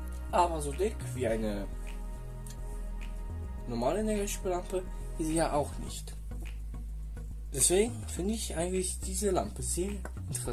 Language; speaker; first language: German; non-native, fluent; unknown